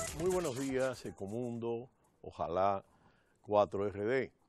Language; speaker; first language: Spanish; native; Spanish